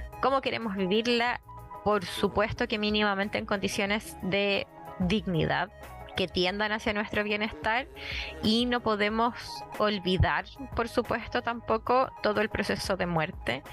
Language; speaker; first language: Spanish; native; Spanish